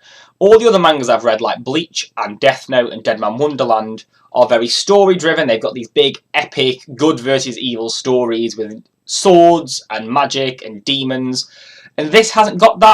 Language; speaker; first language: English; native; English